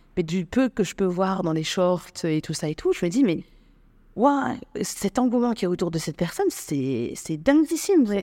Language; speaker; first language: French; native; French